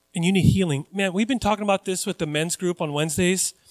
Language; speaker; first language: English; native; English